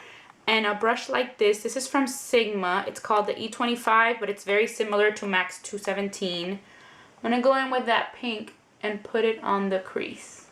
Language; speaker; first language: English; native; English